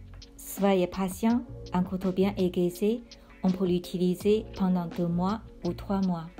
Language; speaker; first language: French; non-native, fluent; Chinese